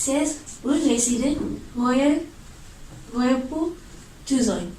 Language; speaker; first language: French; non-native, learner; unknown